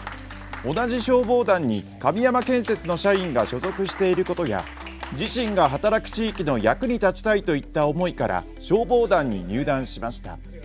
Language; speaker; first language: Japanese; native; Japanese